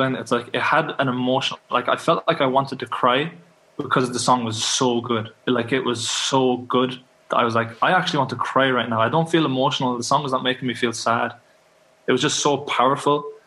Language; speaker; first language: English; native; English